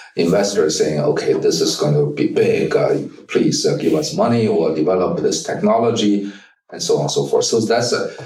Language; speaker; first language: English; non-native, fluent; Chinese